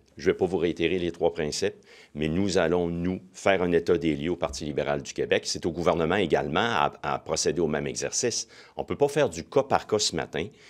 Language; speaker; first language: French; native; French